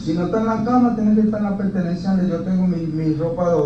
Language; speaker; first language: Spanish; native; Spanish